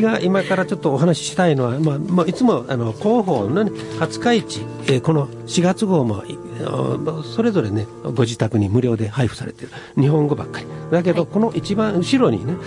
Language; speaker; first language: Japanese; native; Japanese